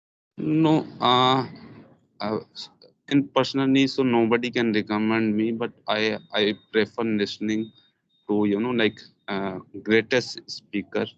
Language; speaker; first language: English; non-native, learner; Hindi